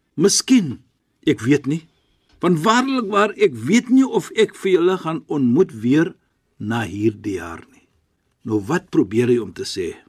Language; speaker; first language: Afrikaans; non-native, fluent; Arabic